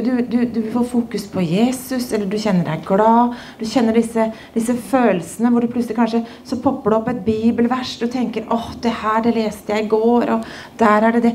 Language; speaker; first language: Norwegian; native; Norwegian